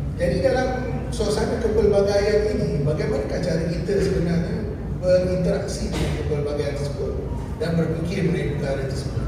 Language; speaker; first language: Malay; native; Malay